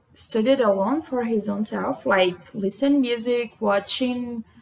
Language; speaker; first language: English; non-native, fluent; Portuguese